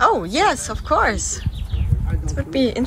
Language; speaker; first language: English; non-native, learner; German